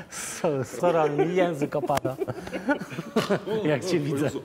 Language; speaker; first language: Polish; native; Polish